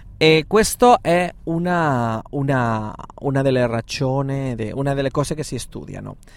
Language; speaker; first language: Italian; non-native, fluent; Spanish